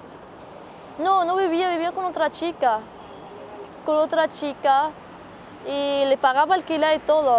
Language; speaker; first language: Spanish; non-native, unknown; Arabic